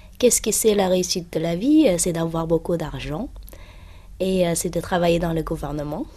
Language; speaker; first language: French; non-native, fluent; Uyghur